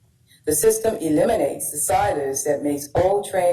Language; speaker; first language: English; native; English